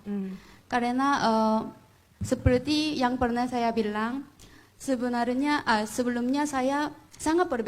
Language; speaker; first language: Indonesian; non-native, fluent; Korean